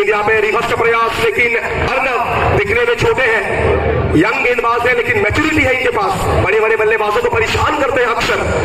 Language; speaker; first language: Hindi; non-native, local second language; Bangla